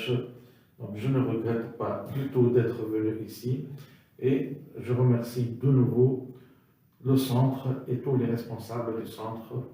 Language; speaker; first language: French; non-native, local second language; Arabic